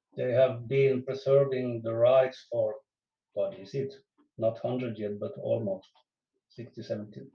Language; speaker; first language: English; non-native, fluent; Swedish